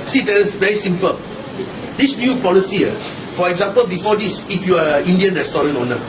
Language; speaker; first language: English; non-native, local second language; Malay